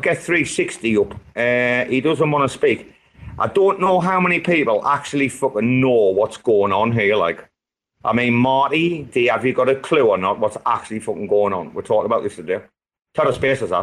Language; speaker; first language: English; native; English